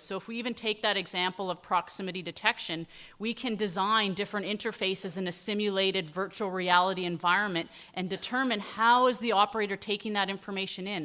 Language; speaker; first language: English; native; English